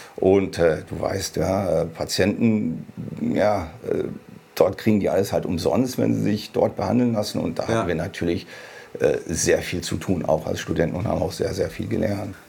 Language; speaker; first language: German; native; German